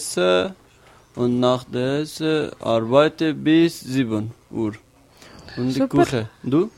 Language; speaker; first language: German; non-native, learner; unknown